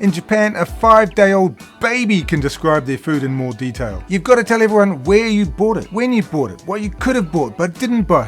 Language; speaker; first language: English; native; English